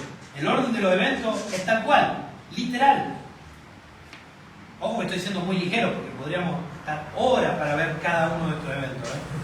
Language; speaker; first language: Spanish; native; Spanish